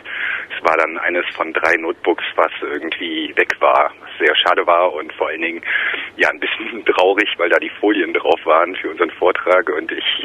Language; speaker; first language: German; native; German